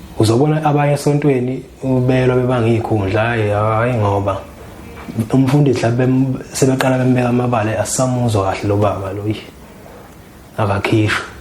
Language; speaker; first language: Zulu; native; Zulu